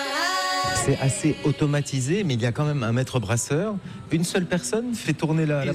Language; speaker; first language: French; native; French